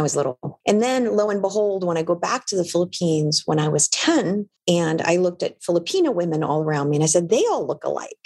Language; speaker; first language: English; non-native, local second language; Filipino